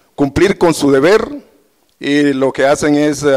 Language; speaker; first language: Spanish; native; Spanish